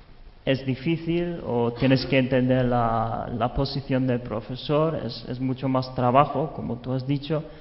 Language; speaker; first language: Spanish; non-native, fluent; German